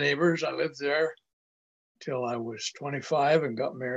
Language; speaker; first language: English; native; English